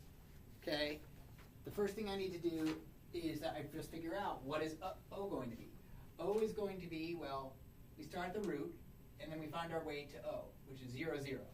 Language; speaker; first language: English; native; English